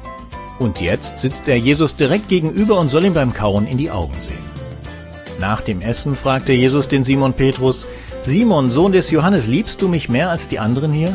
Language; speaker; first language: German; native; German